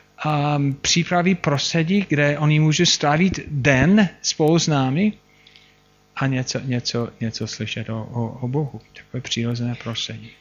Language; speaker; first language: Czech; non-native, fluent; English